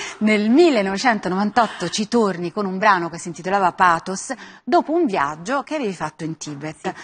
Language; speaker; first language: Italian; native; Italian